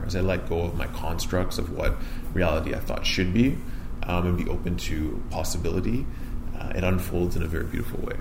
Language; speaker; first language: English; native; English